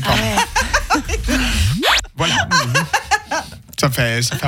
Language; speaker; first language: French; native; French